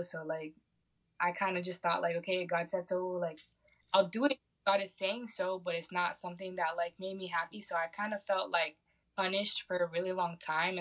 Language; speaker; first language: English; early bilingual, other home language; Portuguese